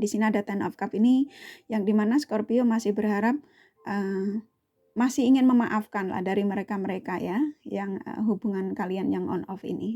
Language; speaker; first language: Indonesian; native; Indonesian